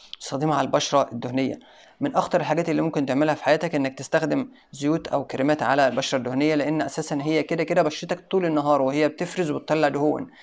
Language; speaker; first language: Arabic; native; Arabic